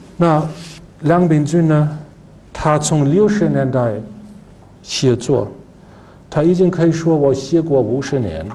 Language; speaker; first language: Chinese; non-native, fluent; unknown